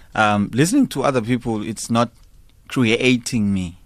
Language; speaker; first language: English; non-native, local second language; Zulu